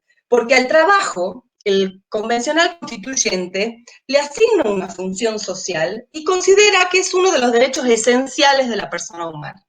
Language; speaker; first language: Spanish; native; Spanish